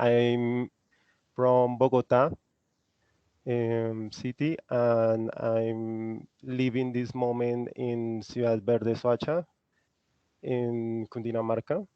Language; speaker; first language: English; non-native, learner; Spanish